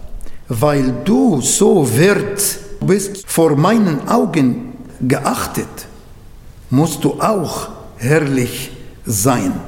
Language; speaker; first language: German; non-native, learner; Arabic